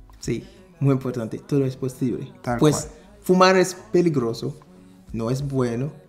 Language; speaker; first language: Spanish; non-native, fluent; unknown